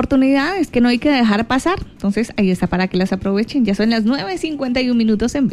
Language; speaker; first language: Spanish; native; Spanish